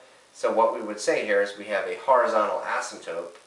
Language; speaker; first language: English; native; English